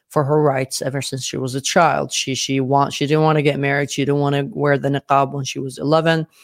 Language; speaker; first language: English; non-native, fluent; Arabic